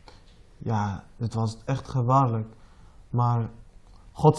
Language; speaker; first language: Dutch; non-native, learner; Arabic